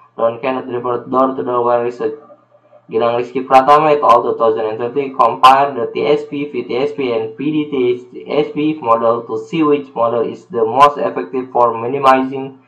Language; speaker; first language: English; non-native, learner; Indonesian